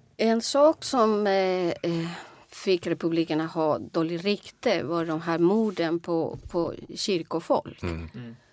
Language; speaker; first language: Swedish; non-native, fluent; Spanish